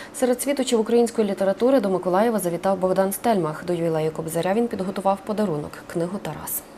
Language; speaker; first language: Ukrainian; native; Ukrainian